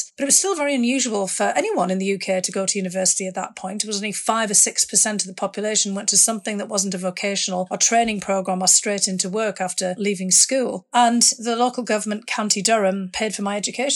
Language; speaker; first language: English; native; English